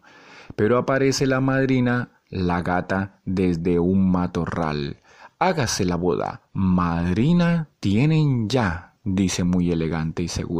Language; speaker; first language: Spanish; native; Spanish